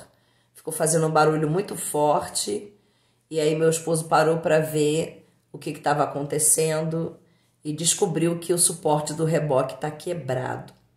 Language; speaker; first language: Portuguese; native; Portuguese